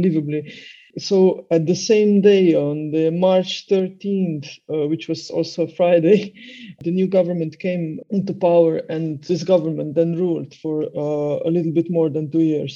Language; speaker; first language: English; non-native, fluent; Slovenian